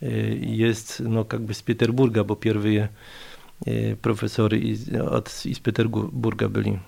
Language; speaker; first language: Russian; non-native, fluent; Polish